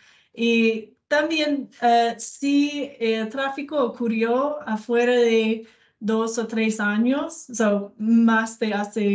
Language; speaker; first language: Spanish; non-native, learner; English